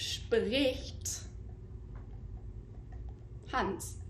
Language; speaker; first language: German; non-native, fluent; English